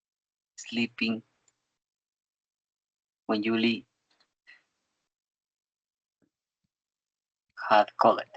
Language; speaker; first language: English; non-native, learner; Spanish